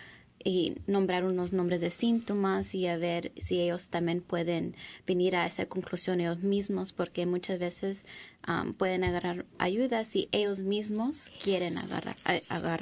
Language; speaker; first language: Spanish; early bilingual, heritage; English